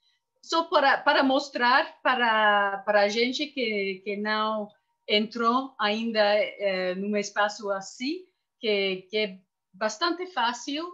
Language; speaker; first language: Portuguese; non-native, fluent; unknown